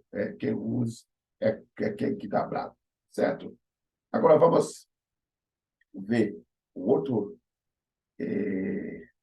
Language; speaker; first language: Portuguese; non-native, fluent; Haitian Creole